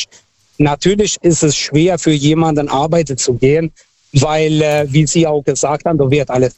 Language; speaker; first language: German; non-native, fluent; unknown